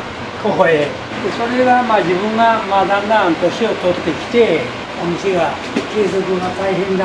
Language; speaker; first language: Japanese; native; Japanese